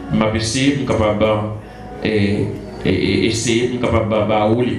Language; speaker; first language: French; non-native, local second language; Haitian Creole